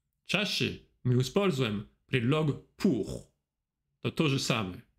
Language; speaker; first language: Russian; non-native, fluent; French